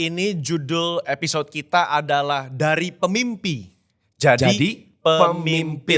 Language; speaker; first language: Indonesian; native; Indonesian